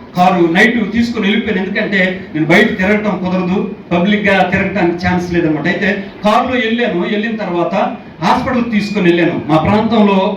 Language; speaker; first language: Telugu; non-native, local second language; Koya